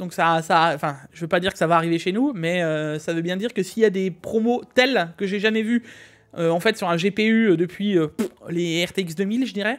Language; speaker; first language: French; native; French